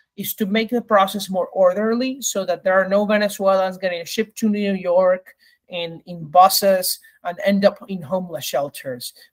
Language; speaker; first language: English; early bilingual, other home language; Spanish